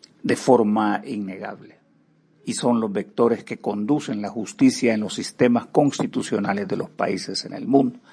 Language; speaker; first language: Spanish; native; Spanish